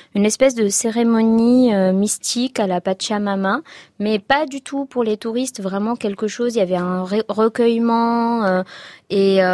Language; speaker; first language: French; non-native, local second language; Arabic